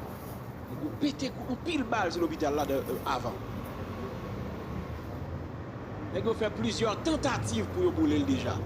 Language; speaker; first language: French; non-native, local second language; Haitian Creole